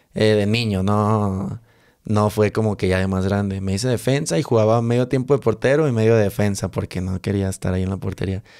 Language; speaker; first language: Spanish; native; Spanish